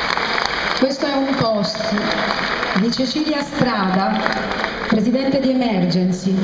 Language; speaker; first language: Italian; native; Italian